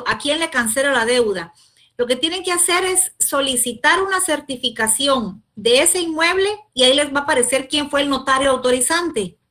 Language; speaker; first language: Spanish; native; Spanish